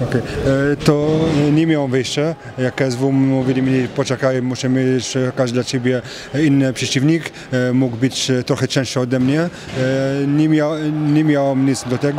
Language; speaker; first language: Polish; non-native, learner; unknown